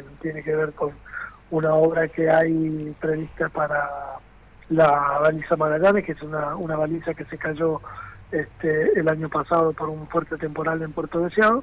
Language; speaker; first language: Spanish; native; Spanish